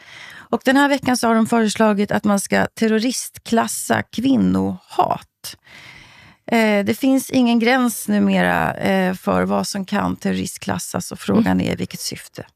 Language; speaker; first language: Swedish; native; Swedish